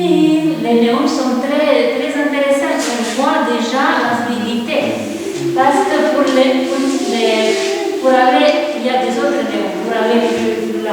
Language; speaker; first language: French; non-native, fluent; Italian